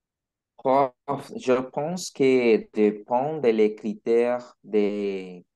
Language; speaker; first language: French; non-native, learner; Spanish